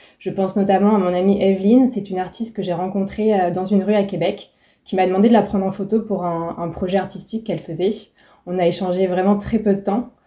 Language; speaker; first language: French; native; French